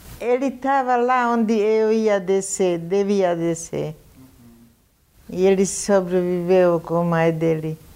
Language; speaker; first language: Portuguese; non-native, fluent; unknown